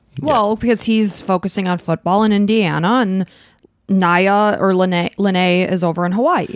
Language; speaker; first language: English; native; English